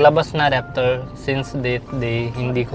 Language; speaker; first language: Filipino; non-native, learner; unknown